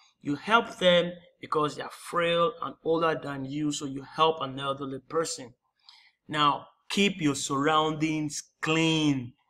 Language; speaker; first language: English; non-native, local second language; Yoruba